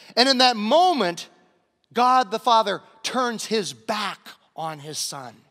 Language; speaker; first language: English; native; English